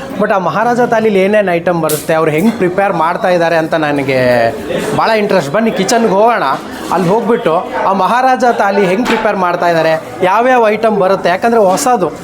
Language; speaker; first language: Kannada; native; Kannada